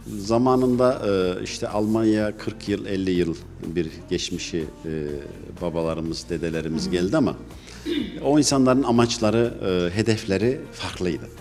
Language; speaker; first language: Turkish; early bilingual, heritage; Turkish